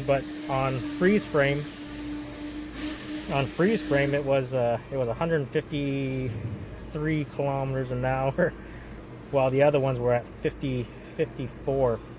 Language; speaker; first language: English; native; English